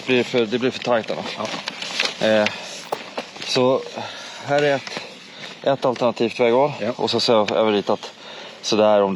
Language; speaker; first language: Swedish; native; Swedish